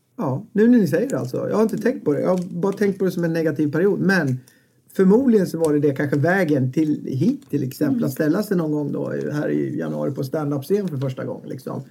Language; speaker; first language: Swedish; native; Swedish